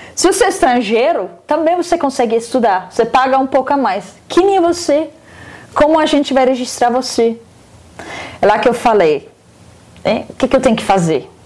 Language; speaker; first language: Portuguese; non-native, fluent; Arabic